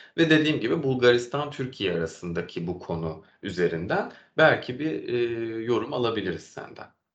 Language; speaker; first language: Turkish; native; Turkish